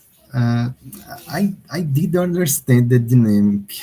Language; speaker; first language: English; non-native, learner; Portuguese